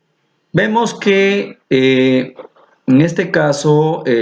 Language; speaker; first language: Spanish; native; Spanish